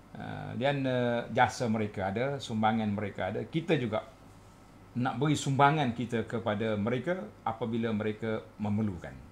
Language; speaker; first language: Malay; native; Malay